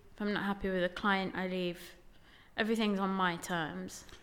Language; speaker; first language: English; native; English